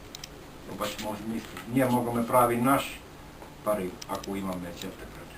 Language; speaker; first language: Bulgarian; non-native, learner; Finnish